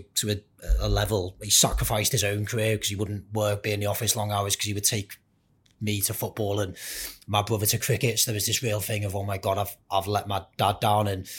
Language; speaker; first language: English; native; English